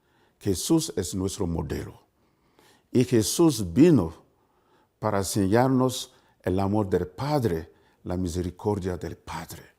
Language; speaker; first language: Spanish; non-native, fluent; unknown